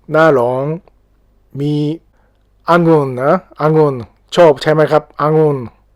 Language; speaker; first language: Thai; non-native, learner; Japanese